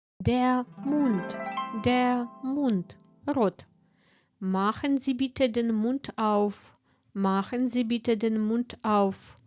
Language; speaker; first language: German; non-native, fluent; Ukrainian